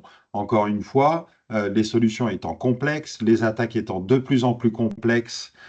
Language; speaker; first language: French; native; French